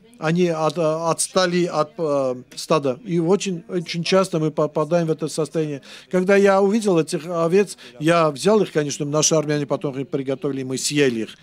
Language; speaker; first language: Russian; non-native, local second language; Armenian